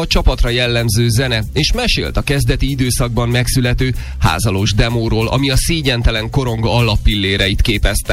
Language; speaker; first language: Hungarian; native; Hungarian